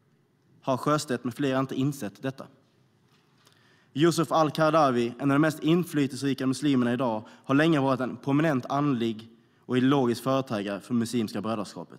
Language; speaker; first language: Swedish; native; Swedish